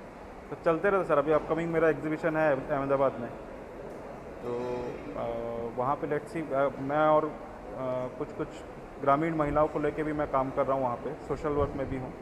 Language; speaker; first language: Hindi; native; Hindi